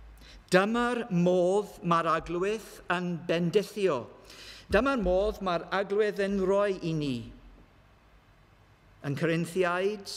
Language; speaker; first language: Welsh; non-native, learner; English